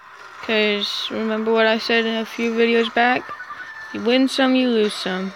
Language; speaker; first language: English; native; English